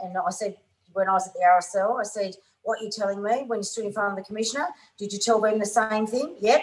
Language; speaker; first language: English; native; English